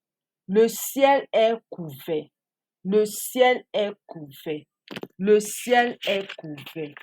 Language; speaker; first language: French; non-native, fluent; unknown